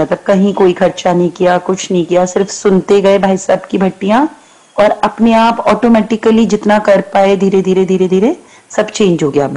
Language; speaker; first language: Hindi; native; Hindi